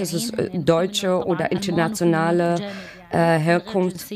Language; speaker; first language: German; non-native, learner; Arabic